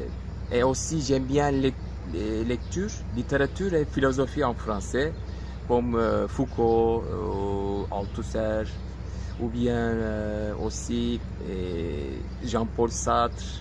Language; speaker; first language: French; non-native, fluent; Turkish